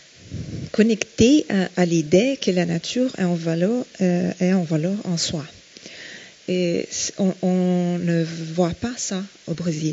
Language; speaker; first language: French; non-native, fluent; Portuguese